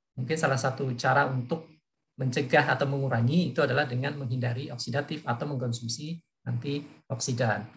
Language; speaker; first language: Indonesian; native; Indonesian